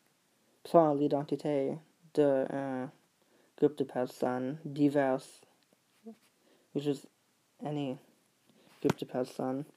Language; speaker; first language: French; non-native, learner; English